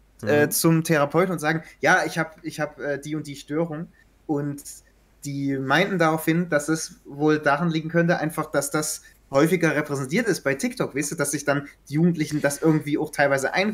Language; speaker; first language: German; native; German